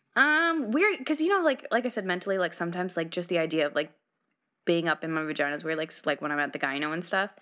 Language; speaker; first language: English; native; English